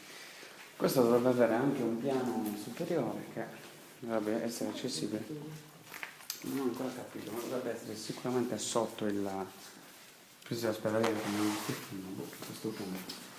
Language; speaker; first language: Italian; native; Italian